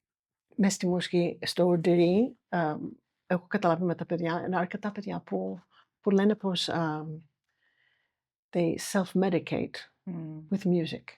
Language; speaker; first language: Greek; non-native, fluent; English